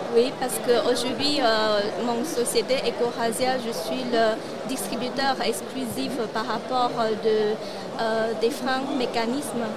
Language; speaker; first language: French; non-native, fluent; Chinese